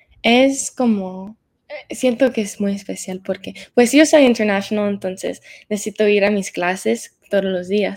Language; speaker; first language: Spanish; early bilingual, heritage; Spanish